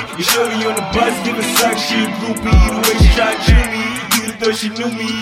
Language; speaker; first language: English; native; English